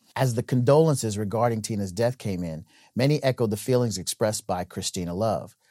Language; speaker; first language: English; native; English